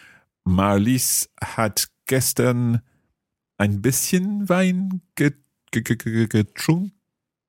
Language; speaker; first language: German; non-native, learner; English